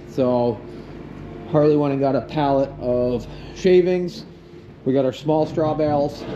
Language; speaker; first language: English; native; English